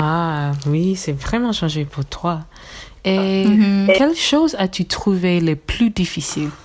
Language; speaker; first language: French; non-native, learner; English